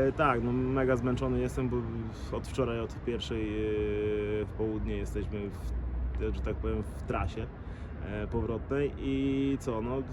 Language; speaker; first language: Polish; native; Polish